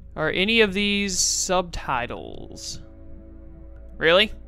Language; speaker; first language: English; native; English